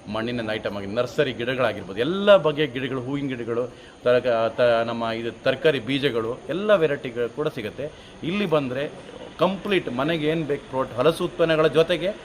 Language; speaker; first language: Kannada; native; Kannada